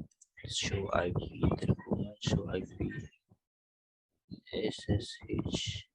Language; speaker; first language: English; non-native, local second language; Malay